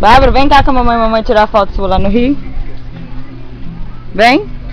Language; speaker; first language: Portuguese; native; Portuguese